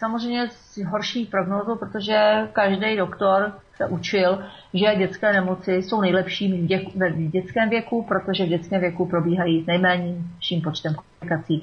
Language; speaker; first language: Czech; native; Czech